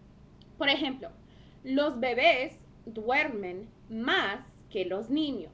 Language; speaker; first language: Spanish; non-native, fluent; English